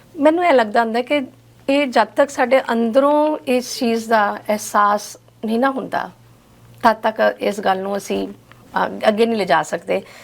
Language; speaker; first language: Punjabi; native; Punjabi